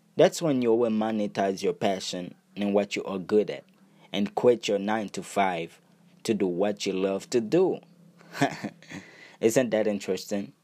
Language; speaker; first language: English; non-native, fluent; Haitian Creole